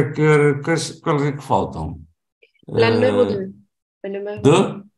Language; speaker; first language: French; non-native, fluent; Portuguese